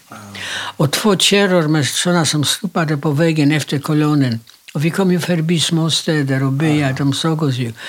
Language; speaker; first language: Swedish; non-native, fluent; Polish